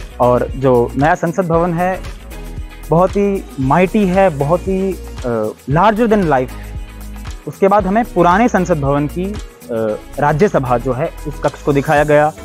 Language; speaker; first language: Hindi; native; Hindi